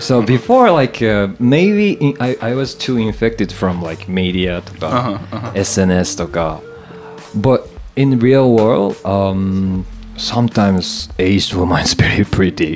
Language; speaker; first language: English; non-native, fluent; Japanese